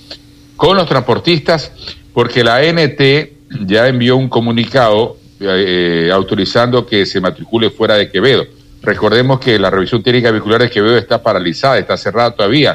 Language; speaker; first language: Spanish; native; Spanish